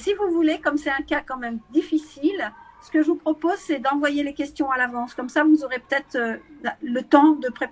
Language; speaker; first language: French; native; French